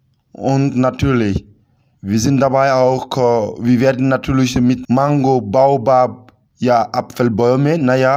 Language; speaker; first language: German; non-native, learner; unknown